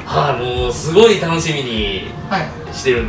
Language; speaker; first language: Japanese; native; Japanese